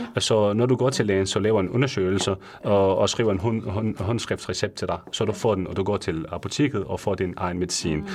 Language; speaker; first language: Danish; non-native, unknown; Arabic